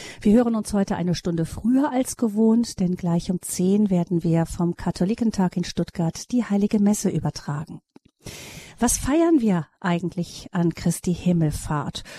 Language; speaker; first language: German; native; German